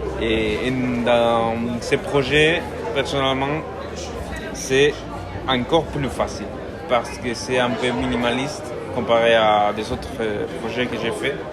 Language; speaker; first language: French; non-native, learner; Spanish